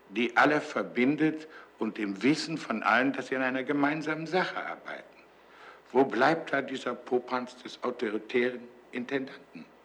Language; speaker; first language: German; native; German